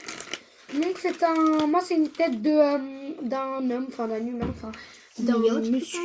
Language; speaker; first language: French; native; French